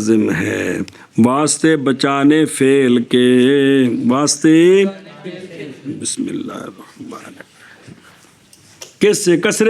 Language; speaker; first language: Hindi; non-native, local second language; Punjabi